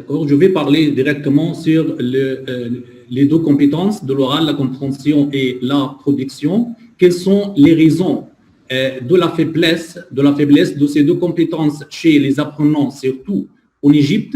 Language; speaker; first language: French; non-native, fluent; Arabic